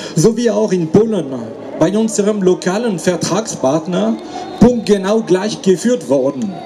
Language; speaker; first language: German; non-native, fluent; French